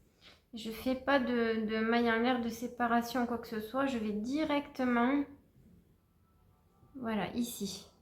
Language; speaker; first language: French; native; French